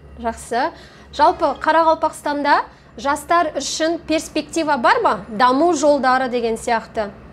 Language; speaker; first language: Kazakh; native; Kazakh